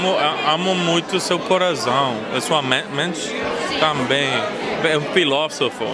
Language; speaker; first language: Portuguese; non-native, learner; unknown